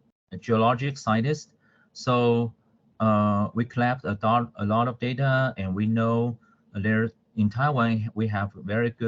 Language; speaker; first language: English; non-native, fluent; Chinese